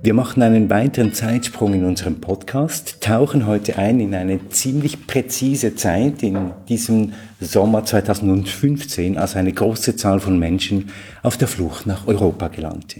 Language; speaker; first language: German; native; German